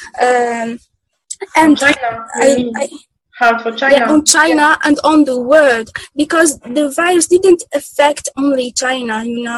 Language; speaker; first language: English; non-native, local second language; Arabic